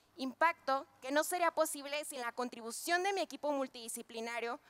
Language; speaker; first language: Spanish; native; Spanish